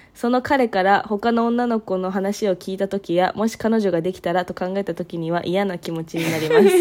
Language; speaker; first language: Japanese; early bilingual, heritage; Japanese